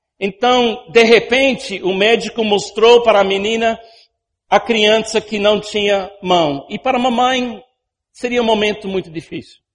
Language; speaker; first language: Portuguese; non-native, fluent; English